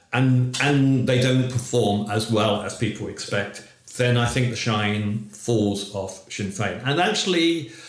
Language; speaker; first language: English; native; English